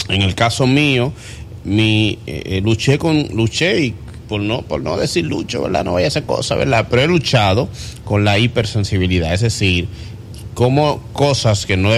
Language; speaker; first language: Spanish; native; Spanish